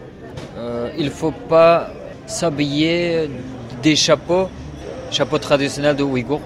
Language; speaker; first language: French; non-native, learner; Uyghur